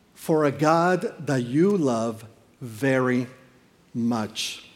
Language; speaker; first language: English; non-native, fluent; Spanish